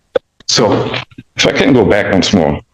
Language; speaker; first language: English; native; English